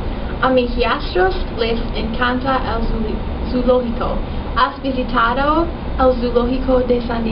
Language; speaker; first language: Spanish; non-native, learner; English